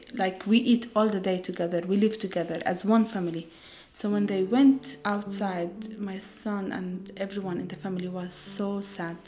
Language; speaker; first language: English; non-native, fluent; Arabic